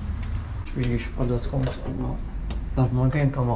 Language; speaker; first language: German; non-native, fluent; Arabic